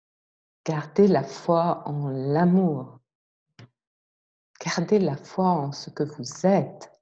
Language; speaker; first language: French; native; French